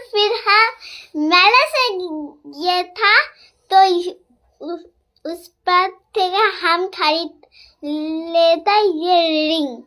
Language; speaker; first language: Hindi; non-native, local second language; Bangla